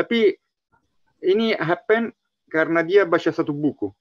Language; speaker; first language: Indonesian; non-native, learner; Italian